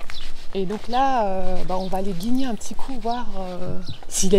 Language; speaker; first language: French; native; French